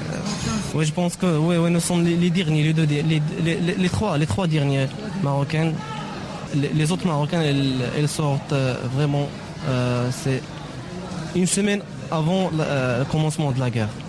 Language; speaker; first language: French; non-native, learner; Arabic